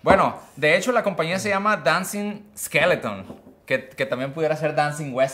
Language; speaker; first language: Spanish; native; Spanish